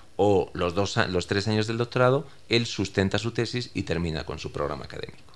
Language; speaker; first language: Spanish; native; Spanish